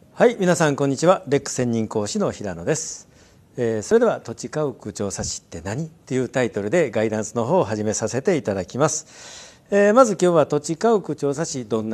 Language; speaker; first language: Japanese; native; Japanese